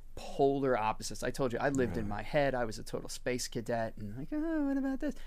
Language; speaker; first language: English; native; English